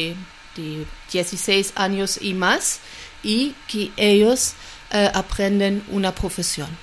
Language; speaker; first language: Spanish; non-native, fluent; German